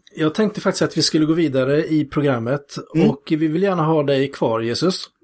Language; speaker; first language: Swedish; native; Swedish